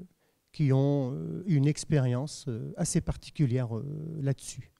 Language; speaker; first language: French; non-native, fluent; Arabic